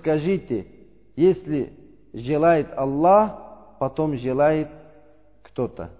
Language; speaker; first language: Russian; non-native, learner; Uzbek